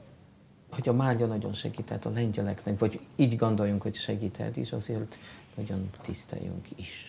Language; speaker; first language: Hungarian; non-native, fluent; Polish